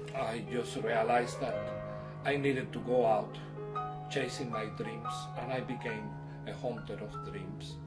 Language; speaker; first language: English; non-native, fluent; Spanish